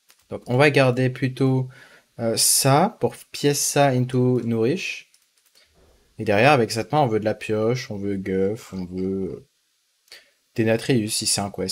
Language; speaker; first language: French; native; French